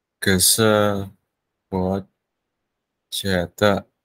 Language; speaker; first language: Chinese; non-native, learner; Vietnamese